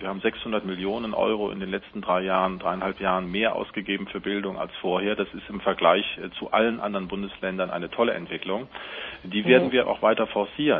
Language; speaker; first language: German; native; German